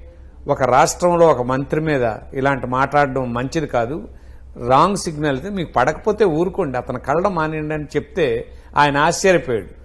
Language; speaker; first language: Telugu; native; Telugu